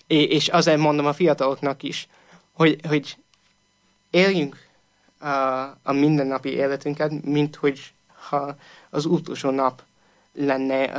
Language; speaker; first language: Hungarian; non-native, fluent; English